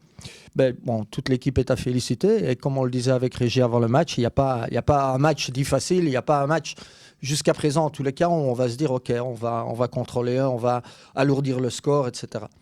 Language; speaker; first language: French; native; French